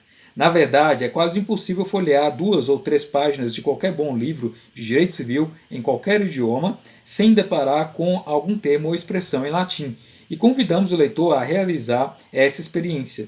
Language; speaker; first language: Portuguese; native; Portuguese